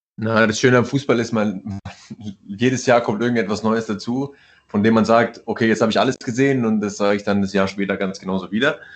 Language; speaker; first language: German; early bilingual, other home language; Italian